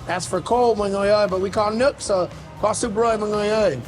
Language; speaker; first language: Vietnamese; non-native, fluent; English